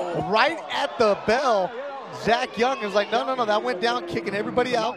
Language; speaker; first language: English; early bilingual, other home language; Spanish